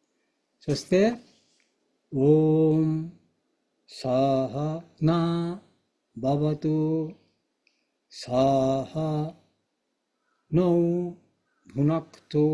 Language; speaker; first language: Japanese; non-native, fluent; Bangla